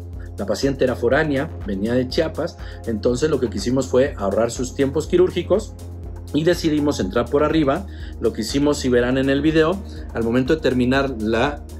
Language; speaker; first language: Spanish; native; Spanish